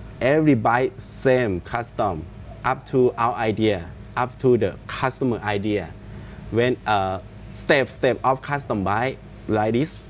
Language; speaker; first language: English; non-native, learner; Thai